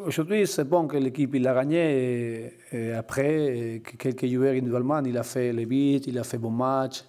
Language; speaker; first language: French; non-native, learner; Spanish